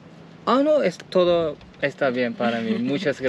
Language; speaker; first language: Spanish; non-native, learner; Turkish